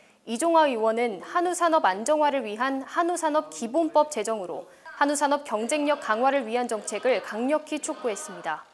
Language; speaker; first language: Korean; native; Korean